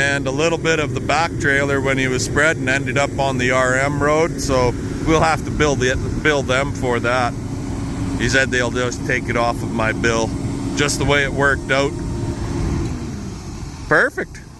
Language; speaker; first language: English; native; English